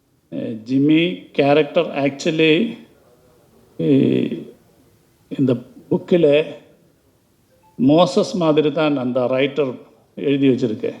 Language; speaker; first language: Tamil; non-native, learner; Malayalam